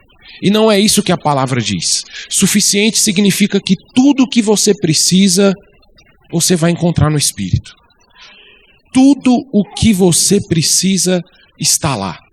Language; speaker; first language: Portuguese; native; Portuguese